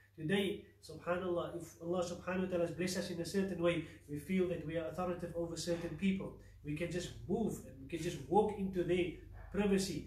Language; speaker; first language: English; native; English